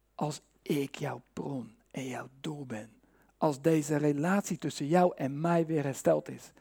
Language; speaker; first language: Dutch; native; Dutch